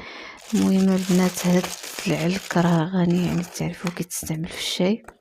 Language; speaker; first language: Arabic; native; Arabic